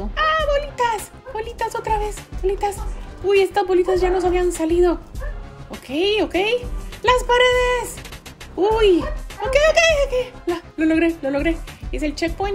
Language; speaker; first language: Spanish; native; Spanish